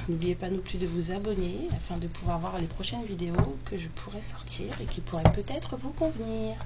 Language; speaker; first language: French; native; French